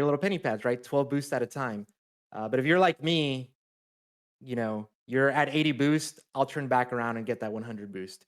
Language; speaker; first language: English; native; English